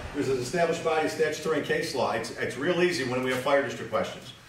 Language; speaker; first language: English; native; English